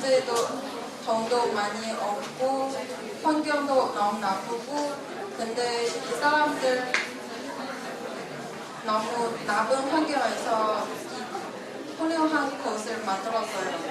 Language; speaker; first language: Korean; non-native, fluent; Chinese